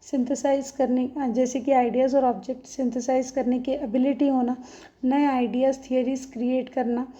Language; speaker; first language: Hindi; non-native, local second language; Marathi